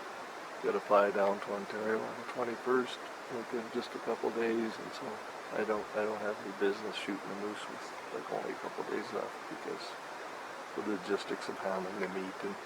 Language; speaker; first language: English; native; English